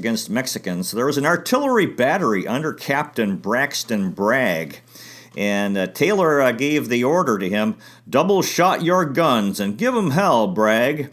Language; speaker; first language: English; native; English